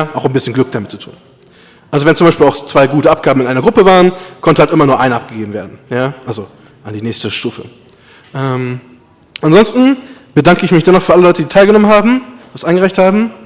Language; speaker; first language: German; native; German